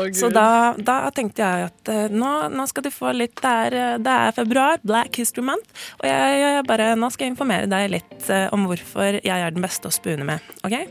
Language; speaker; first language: Norwegian; native; Norwegian